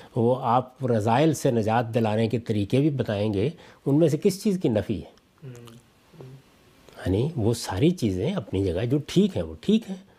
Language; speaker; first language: Urdu; non-native, local second language; Punjabi